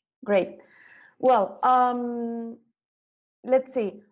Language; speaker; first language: English; non-native, fluent; Spanish